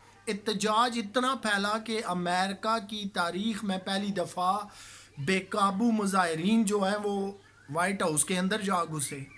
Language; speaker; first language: Urdu; native; Urdu